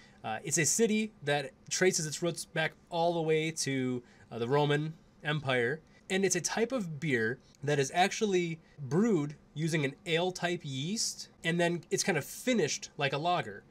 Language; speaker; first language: English; native; English